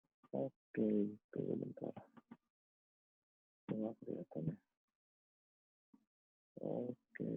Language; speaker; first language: Indonesian; native; Indonesian